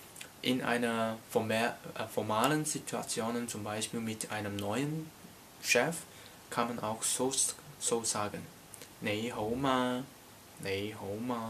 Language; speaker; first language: German; non-native, learner; Cantonese